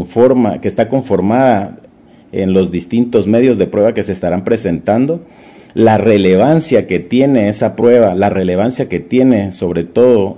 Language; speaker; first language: Spanish; native; Spanish